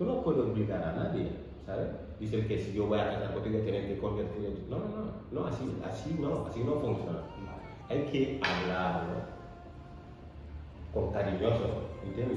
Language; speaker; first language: Spanish; non-native, learner; Fula